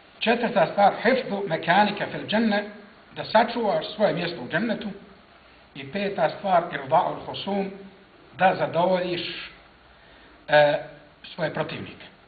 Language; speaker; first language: Bosnian; native; Bosnian